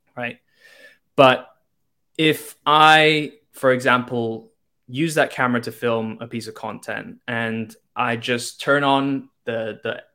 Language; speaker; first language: English; non-native, local second language; Cantonese